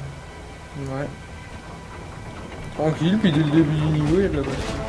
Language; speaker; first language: French; native; French